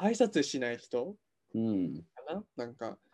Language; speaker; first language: Japanese; non-native, fluent; English